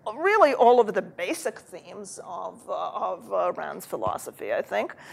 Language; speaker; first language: English; early bilingual, other home language; Russian